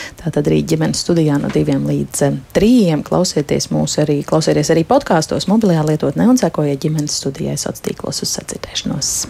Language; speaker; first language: Latvian; native; Latvian